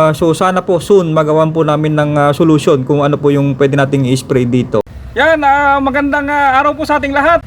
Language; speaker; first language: Filipino; non-native, local second language; Iloko